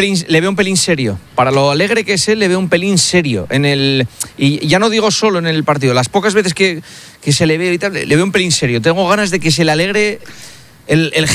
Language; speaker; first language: Spanish; native; Spanish